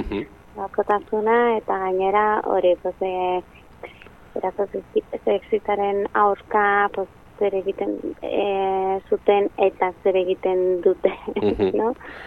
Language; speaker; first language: Basque; non-native, local second language; Spanish